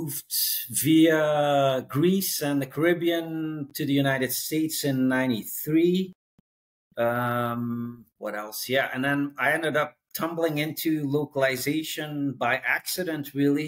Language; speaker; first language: English; non-native, fluent; Dutch